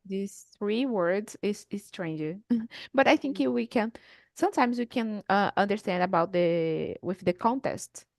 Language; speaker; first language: English; non-native, learner; Portuguese